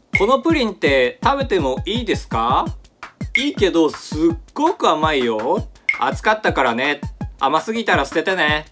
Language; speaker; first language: Japanese; native; Japanese